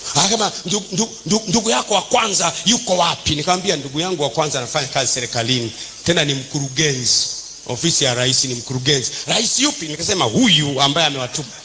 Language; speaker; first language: Swahili; native; Swahili